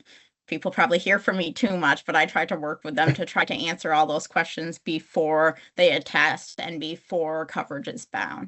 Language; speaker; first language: English; native; English